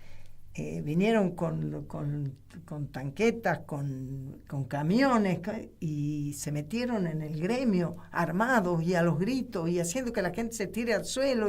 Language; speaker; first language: Spanish; native; Spanish